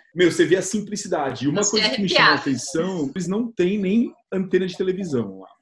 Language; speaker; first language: Portuguese; native; Portuguese